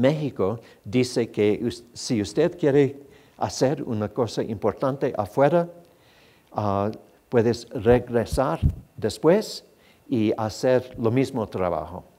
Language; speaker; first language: Spanish; non-native, fluent; English